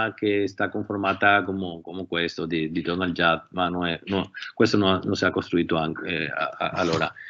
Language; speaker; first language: Italian; non-native, learner; Spanish